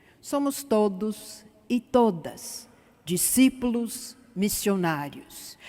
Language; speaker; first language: Portuguese; non-native, fluent; English